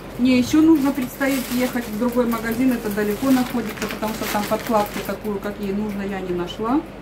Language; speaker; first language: Russian; native; Russian